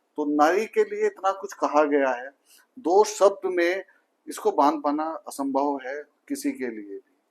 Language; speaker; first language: Hindi; native; Hindi